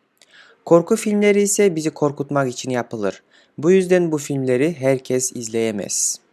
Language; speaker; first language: Turkish; non-native, fluent; Kyrgyz